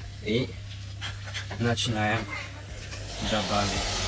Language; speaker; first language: Russian; non-native, learner; French